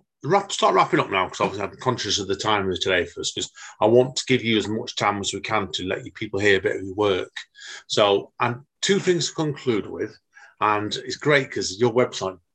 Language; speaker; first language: English; native; English